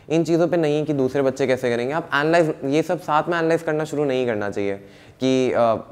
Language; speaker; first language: Hindi; native; Hindi